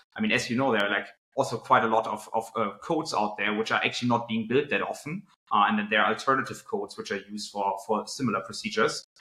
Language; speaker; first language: English; non-native, fluent; German